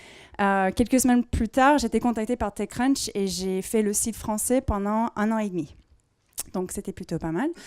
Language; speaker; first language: French; non-native, fluent; English